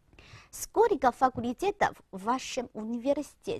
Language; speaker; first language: Russian; non-native, fluent; Chinese